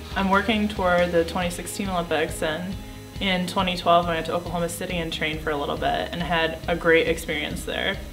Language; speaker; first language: English; native; English